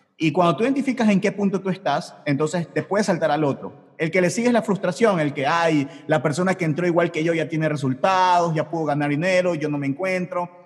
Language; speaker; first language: Spanish; native; Spanish